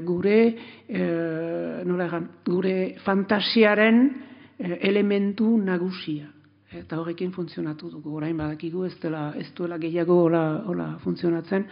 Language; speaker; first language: Basque; native; Basque